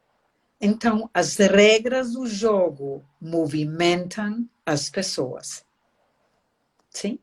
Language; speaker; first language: Portuguese; non-native, fluent; German